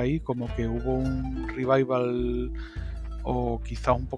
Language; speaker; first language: Spanish; native; Spanish